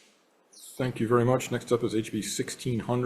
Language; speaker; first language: English; native; English